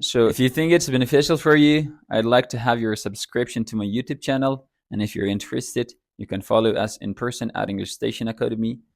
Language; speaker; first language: English; non-native, fluent; Persian